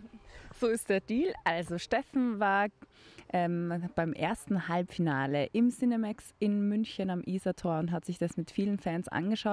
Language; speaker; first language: German; native; German